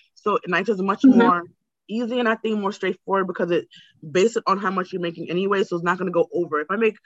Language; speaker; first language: English; native; English